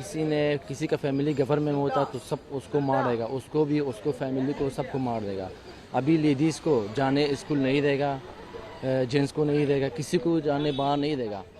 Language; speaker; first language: Hindi; non-native, learner; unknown